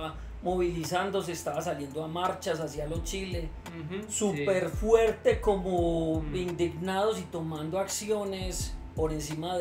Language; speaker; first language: Spanish; native; Spanish